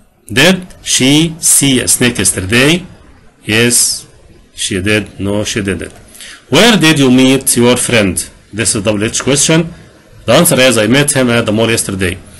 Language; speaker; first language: English; non-native, fluent; Arabic